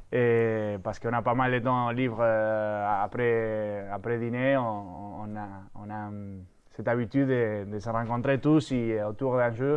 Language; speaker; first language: French; non-native, fluent; Spanish